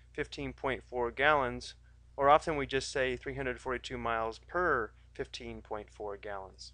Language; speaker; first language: English; native; English